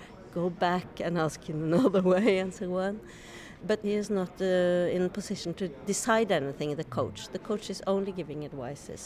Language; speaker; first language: English; non-native, fluent; Norwegian